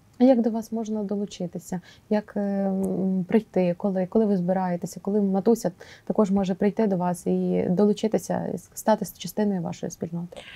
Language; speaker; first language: Ukrainian; native; Ukrainian